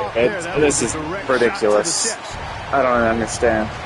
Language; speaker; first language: English; native; English